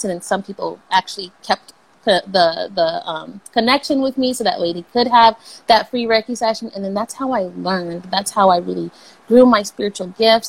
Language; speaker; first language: English; native; English